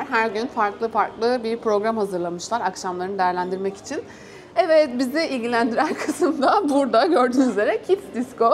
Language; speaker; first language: Turkish; native; Turkish